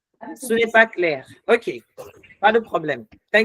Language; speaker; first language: French; non-native, fluent; English